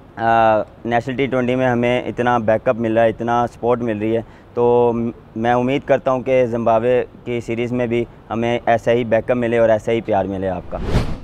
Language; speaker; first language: Urdu; non-native, local second language; Punjabi